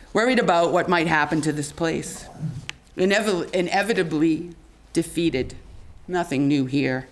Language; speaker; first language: English; native; English